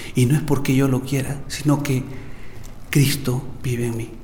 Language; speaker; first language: Spanish; native; Spanish